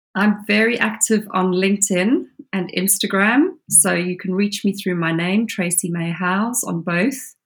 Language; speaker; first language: English; native; English